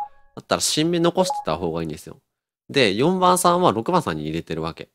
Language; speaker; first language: Japanese; native; Japanese